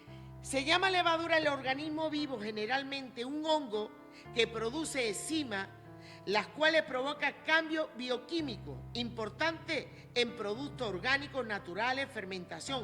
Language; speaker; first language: Spanish; native; Spanish